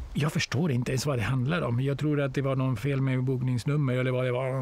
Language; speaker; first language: Swedish; non-native, fluent; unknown